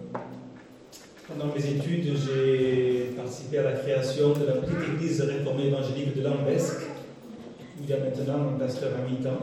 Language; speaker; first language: French; native; French